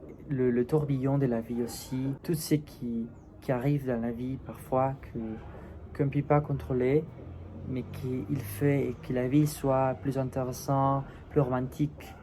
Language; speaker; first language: French; non-native, learner; Spanish